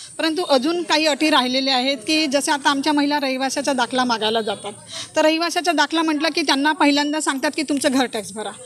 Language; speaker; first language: Marathi; native; Marathi